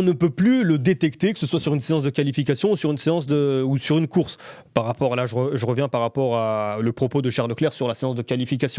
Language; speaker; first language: French; native; French